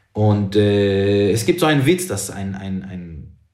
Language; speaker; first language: German; non-native, fluent; English